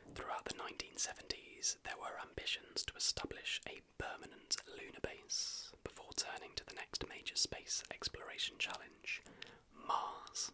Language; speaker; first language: English; native; English